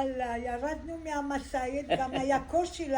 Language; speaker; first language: Hebrew; early bilingual, other home language; Arabic